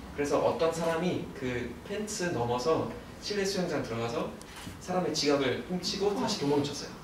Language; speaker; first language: Korean; non-native, fluent; German